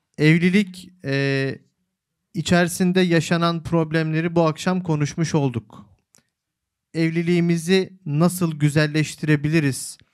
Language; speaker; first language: Turkish; native; Turkish